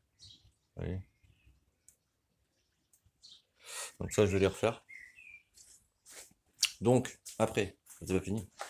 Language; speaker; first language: French; native; French